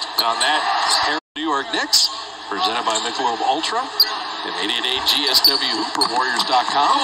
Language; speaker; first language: English; native; English